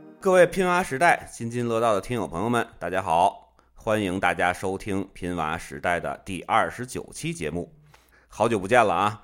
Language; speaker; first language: Chinese; native; Chinese